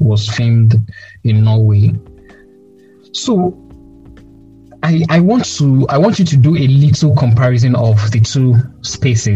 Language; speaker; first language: English; non-native, local second language; Yoruba